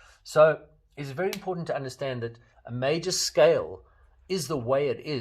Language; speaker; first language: English; native; English